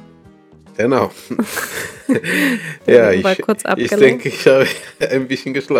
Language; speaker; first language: German; non-native, learner; Spanish